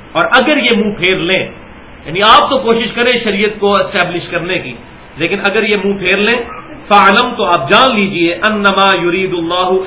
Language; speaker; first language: Urdu; non-native, local second language; Punjabi